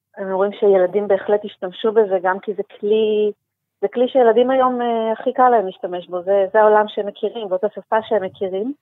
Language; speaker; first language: Hebrew; native; Hebrew